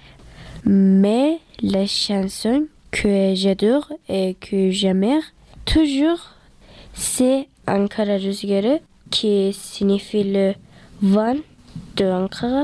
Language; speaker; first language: French; early bilingual, other home language; Turkish